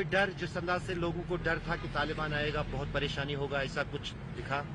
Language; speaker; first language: Hindi; native; Hindi